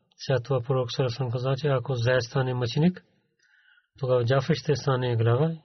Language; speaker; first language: Bulgarian; non-native, learner; Urdu